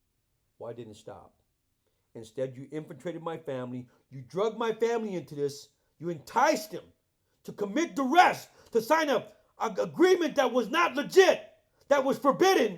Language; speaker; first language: English; native; English